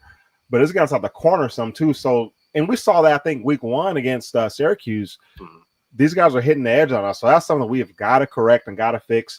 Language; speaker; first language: English; native; English